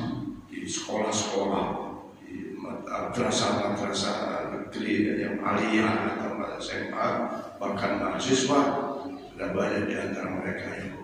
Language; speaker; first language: Indonesian; native; Indonesian